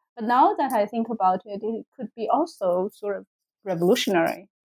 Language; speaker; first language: English; non-native, fluent; Chinese